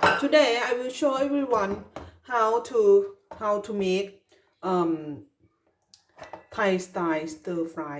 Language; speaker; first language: English; non-native, learner; Thai